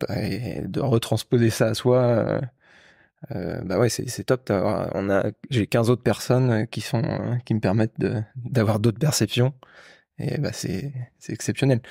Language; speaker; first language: French; native; French